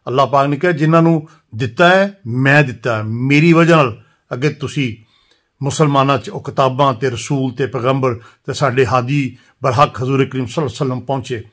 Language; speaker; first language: Urdu; non-native, local second language; Punjabi